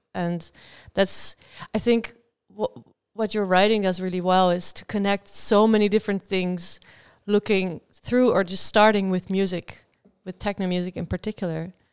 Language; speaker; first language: English; non-native, fluent; Dutch